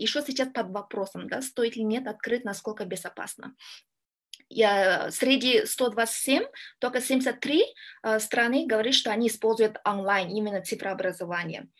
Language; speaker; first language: Russian; non-native, learner; Kyrgyz